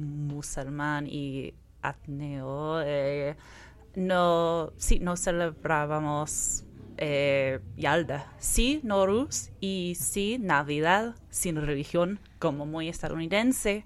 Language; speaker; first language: Spanish; non-native, fluent; English